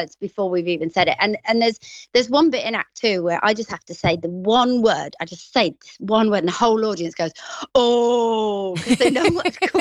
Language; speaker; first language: English; native; English